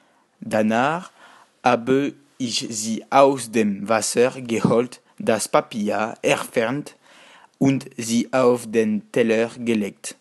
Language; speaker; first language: German; non-native, learner; French